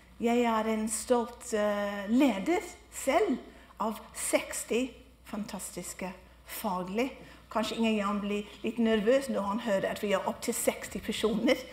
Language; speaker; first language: Norwegian; non-native, fluent; English